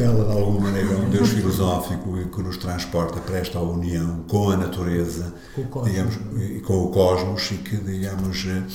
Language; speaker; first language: Portuguese; native; Portuguese